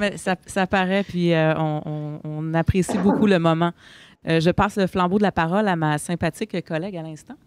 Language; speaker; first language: French; native; French